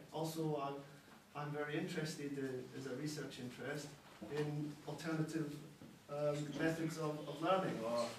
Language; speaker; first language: English; native; English